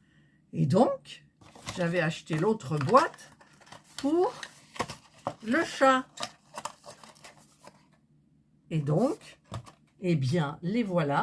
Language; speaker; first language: French; native; French